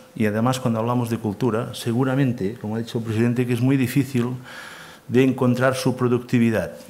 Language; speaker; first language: Spanish; non-native, local second language; Catalan